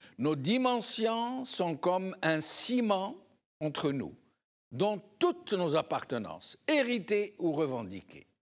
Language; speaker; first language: French; non-native, local second language; Arabic